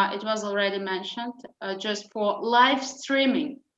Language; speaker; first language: English; non-native, fluent; Russian